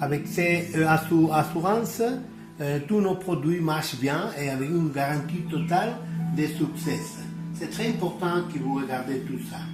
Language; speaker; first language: French; non-native, learner; Spanish